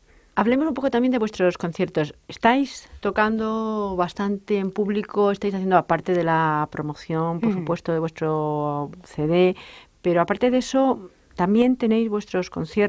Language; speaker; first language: Spanish; native; Spanish